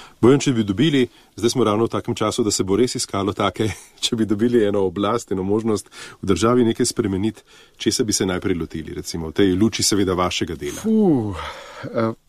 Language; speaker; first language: Slovenian; native; Slovenian